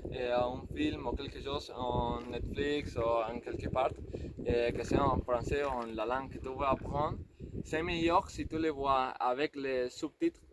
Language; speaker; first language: French; non-native, learner; Spanish